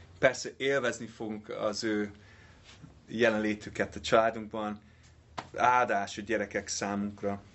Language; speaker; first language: Hungarian; non-native, fluent; English